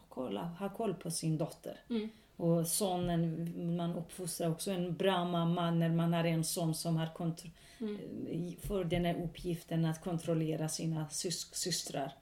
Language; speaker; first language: Swedish; non-native, local second language; Kurdish